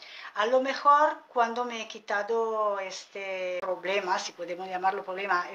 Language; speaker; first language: Spanish; non-native, fluent; Italian